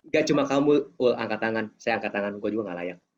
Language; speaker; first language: Indonesian; native; Indonesian